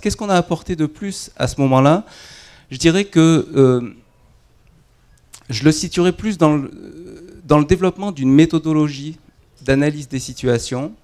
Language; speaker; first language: French; native; French